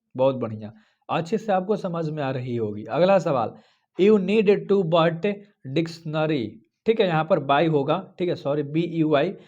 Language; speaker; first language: Hindi; native; Hindi